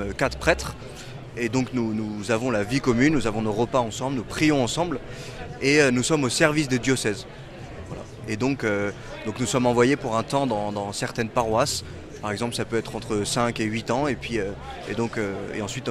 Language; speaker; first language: French; native; French